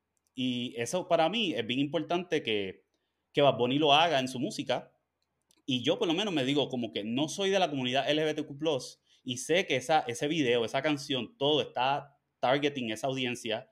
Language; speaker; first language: Spanish; native; Spanish